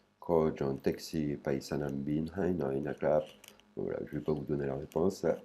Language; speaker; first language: French; native; French